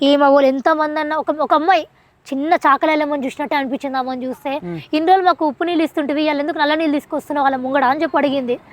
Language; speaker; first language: Telugu; native; Telugu